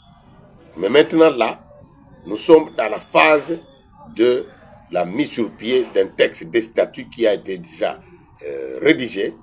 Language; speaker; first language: French; non-native, local second language; Kongo